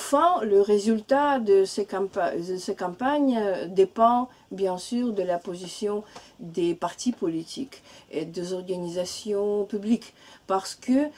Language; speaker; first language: French; non-native, learner; Russian